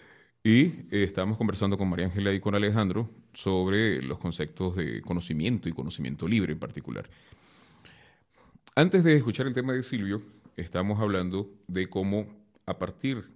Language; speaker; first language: Spanish; native; Spanish